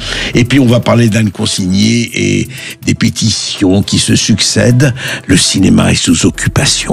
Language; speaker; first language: French; native; French